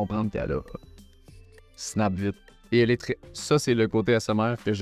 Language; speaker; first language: French; native; French